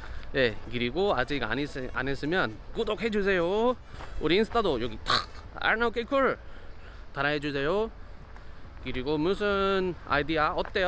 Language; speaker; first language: Korean; non-native, learner; Spanish